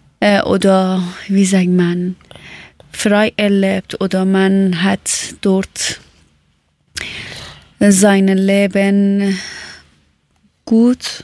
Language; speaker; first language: German; non-native, learner; Persian